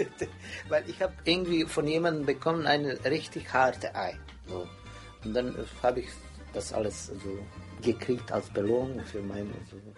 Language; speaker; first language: German; non-native, fluent; Croatian